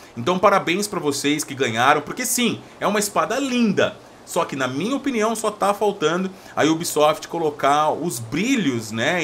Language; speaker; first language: Portuguese; native; Portuguese